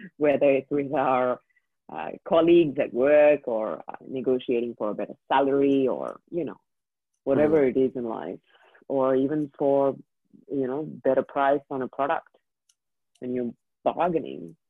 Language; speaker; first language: English; native; English